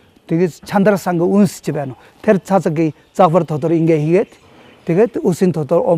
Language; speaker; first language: Mongolian; non-native, fluent; Tibetan